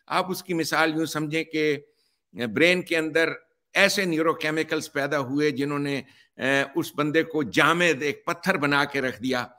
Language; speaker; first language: Urdu; native; Urdu